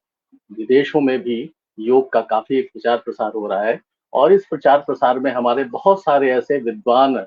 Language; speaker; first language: Hindi; native; Hindi